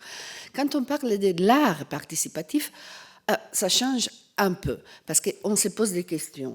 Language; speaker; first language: French; non-native, fluent; Italian